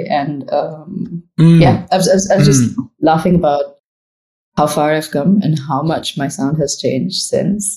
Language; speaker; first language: English; non-native, local second language; Marathi